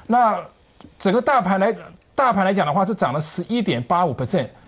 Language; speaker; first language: Chinese; native; Chinese